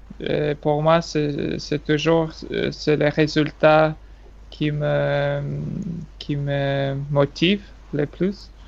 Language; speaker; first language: French; non-native, fluent; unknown